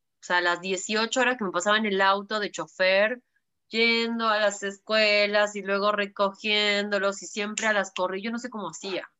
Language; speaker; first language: Spanish; native; Spanish